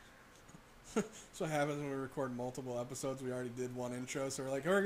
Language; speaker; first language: English; native; English